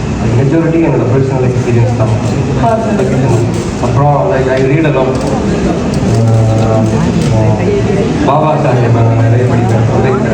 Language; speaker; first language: Tamil; early bilingual, heritage; Tamil